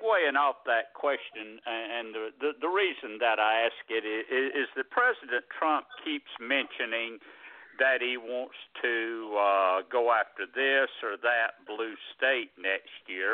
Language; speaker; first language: English; native; English